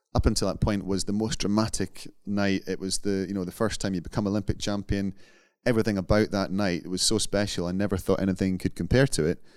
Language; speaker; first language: English; native; English